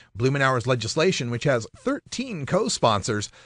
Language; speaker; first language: English; native; English